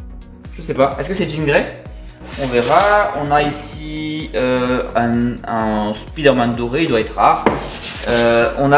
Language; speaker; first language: French; native; French